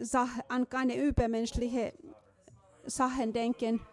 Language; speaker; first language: German; non-native, fluent; Finnish